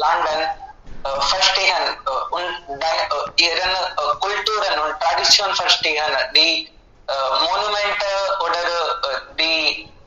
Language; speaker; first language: German; non-native, learner; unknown